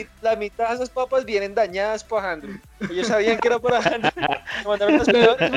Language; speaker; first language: Spanish; native; Spanish